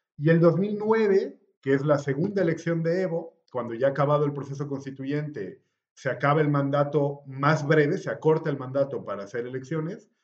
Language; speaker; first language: Spanish; native; Spanish